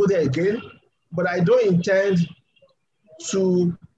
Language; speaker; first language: English; non-native, local second language; Yoruba